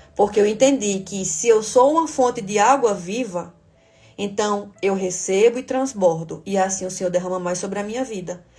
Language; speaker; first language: Portuguese; native; Portuguese